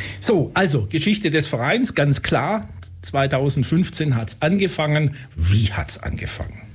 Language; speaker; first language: German; native; German